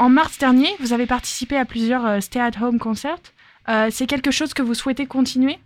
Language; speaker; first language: French; native; French